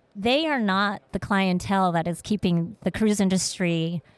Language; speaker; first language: English; early bilingual, other home language; Vietnamese